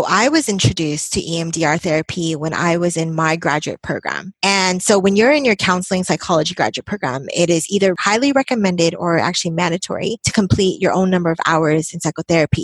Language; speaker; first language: English; native; English